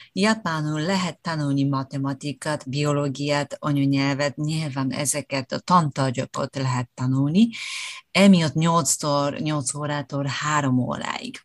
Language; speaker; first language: Hungarian; non-native, fluent; Japanese